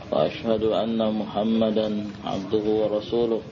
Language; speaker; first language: Arabic; non-native, fluent; Indonesian